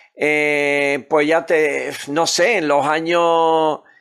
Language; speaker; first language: Spanish; native; Spanish